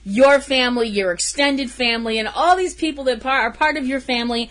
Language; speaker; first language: English; native; English